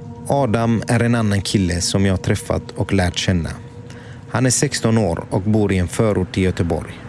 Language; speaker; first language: Swedish; native; Swedish